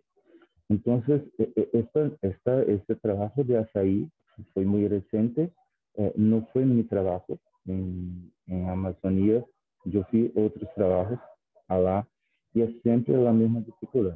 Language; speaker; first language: Spanish; non-native, fluent; Portuguese